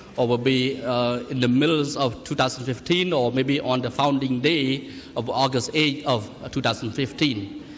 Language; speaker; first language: English; non-native, fluent; Khmer